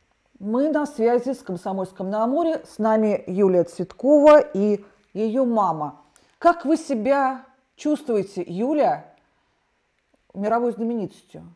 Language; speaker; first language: Russian; native; Russian